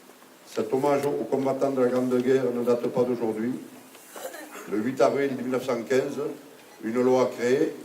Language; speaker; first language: French; native; French